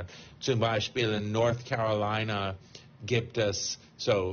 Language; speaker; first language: German; non-native, fluent; English